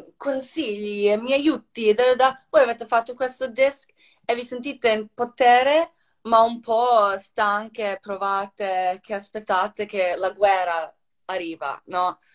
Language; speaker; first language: Italian; non-native, fluent; Croatian